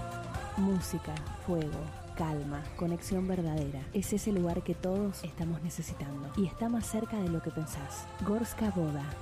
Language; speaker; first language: Spanish; native; Spanish